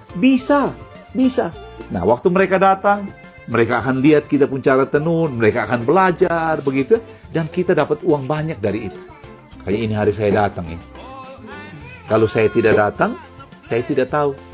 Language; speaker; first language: Indonesian; non-native, local second language; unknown